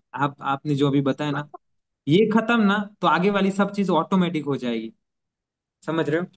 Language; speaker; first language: Hindi; non-native, local second language; Gujarati